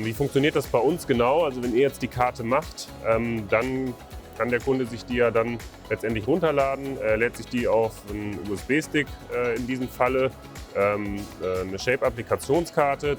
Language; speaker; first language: German; native; German